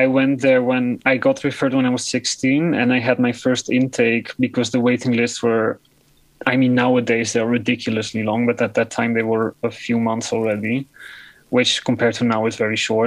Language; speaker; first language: English; non-native, fluent; Dutch